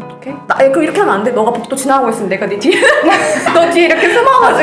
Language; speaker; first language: Korean; native; Korean